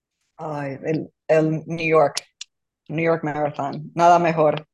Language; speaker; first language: Spanish; non-native, fluent; English